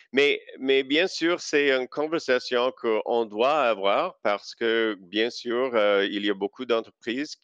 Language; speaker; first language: French; non-native, local second language; English